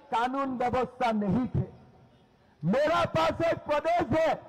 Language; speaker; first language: Hindi; non-native, local second language; Assamese